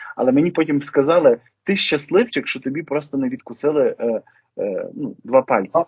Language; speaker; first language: Ukrainian; native; Ukrainian